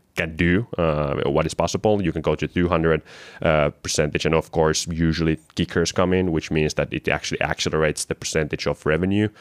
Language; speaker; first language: English; non-native, fluent; Finnish